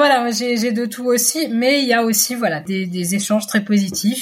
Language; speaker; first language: French; native; French